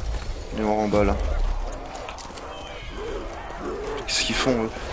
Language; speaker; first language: French; native; French